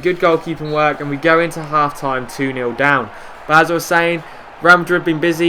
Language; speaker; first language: English; native; English